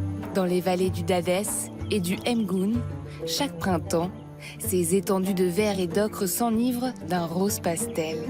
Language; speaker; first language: French; native; French